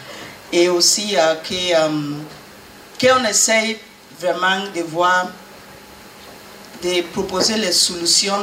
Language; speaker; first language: French; non-native, learner; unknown